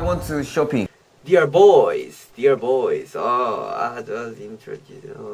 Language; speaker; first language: English; non-native, learner; Korean